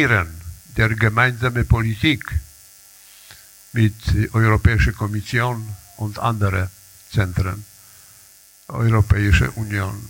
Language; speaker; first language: German; non-native, learner; Polish